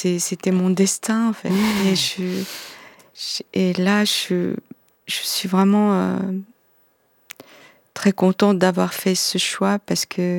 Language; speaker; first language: French; non-native, fluent; Korean